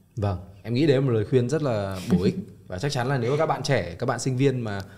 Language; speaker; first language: Vietnamese; native; Vietnamese